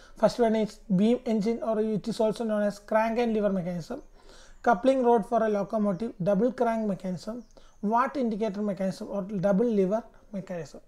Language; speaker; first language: English; non-native, local second language; Malayalam